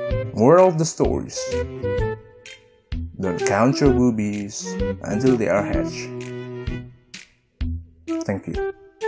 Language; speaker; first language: English; non-native, fluent; Indonesian